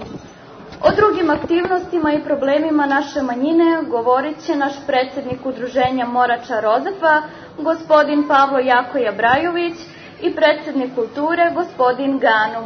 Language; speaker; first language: Serbian; early bilingual, heritage; Serbian